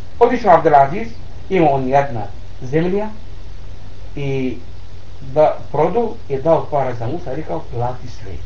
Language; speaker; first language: Bosnian; non-native, learner; Arabic